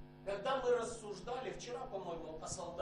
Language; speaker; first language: Polish; non-native, learner; Russian